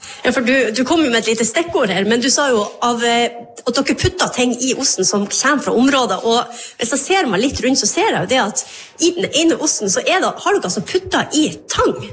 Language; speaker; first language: Norwegian; native; Norwegian